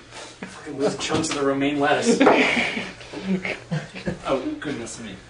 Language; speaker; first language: English; native; English